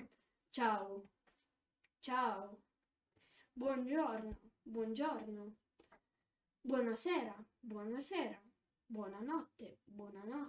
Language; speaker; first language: Italian; non-native, fluent; Polish